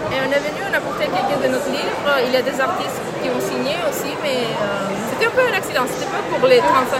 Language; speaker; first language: French; non-native, local second language; English